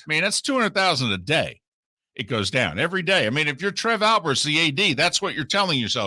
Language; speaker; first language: English; native; English